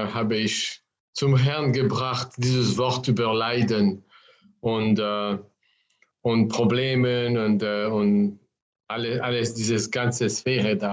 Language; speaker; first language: German; non-native, fluent; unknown